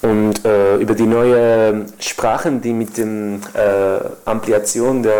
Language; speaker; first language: German; non-native, learner; Spanish